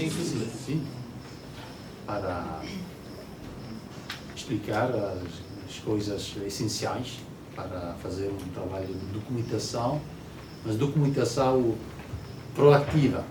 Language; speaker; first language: Portuguese; non-native, learner; Italian